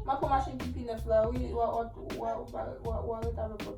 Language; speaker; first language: French; non-native, local second language; Haitian Creole